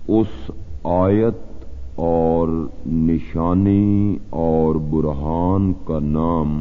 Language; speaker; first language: Urdu; non-native, local second language; Punjabi